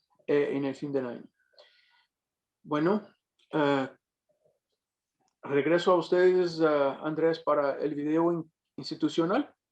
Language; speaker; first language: Spanish; non-native, fluent; Portuguese